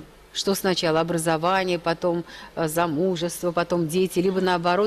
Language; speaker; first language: Russian; native; Russian